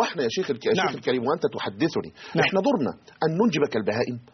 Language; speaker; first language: Arabic; native; Arabic